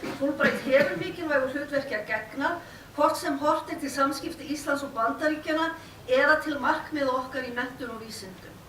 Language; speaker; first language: Icelandic; non-native, learner; English